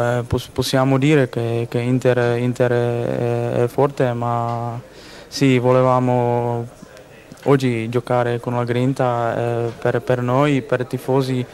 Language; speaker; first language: Italian; non-native, learner; Czech